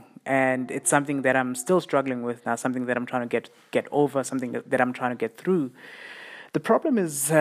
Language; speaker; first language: English; non-native, local second language; South Ndebele